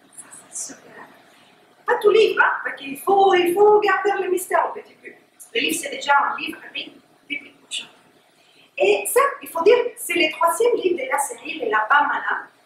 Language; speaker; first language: French; non-native, fluent; Spanish